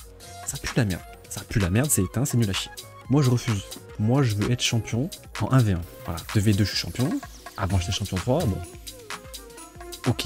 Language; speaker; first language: French; native; French